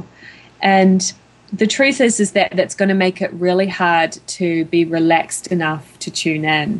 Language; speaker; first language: English; native; English